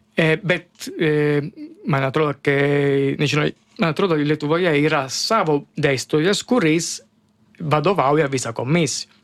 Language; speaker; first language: Lithuanian; non-native, learner; Italian